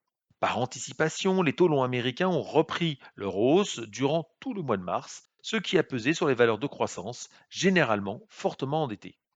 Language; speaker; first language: French; native; French